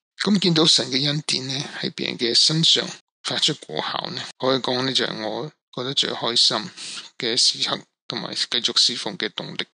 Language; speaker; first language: Cantonese; non-native, local second language; Min Nan Chinese